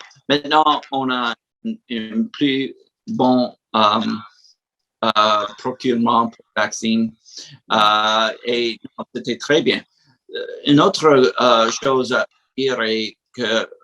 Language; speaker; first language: French; non-native, learner; English